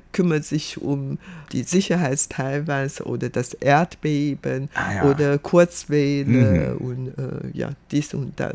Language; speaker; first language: German; non-native, fluent; Chinese